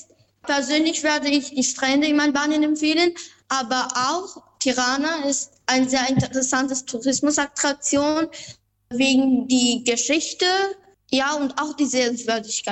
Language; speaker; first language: German; non-native, fluent; Albanian